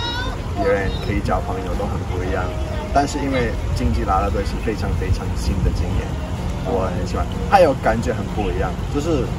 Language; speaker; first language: Chinese; non-native, fluent; English